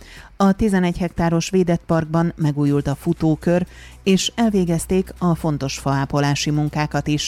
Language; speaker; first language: Hungarian; native; Hungarian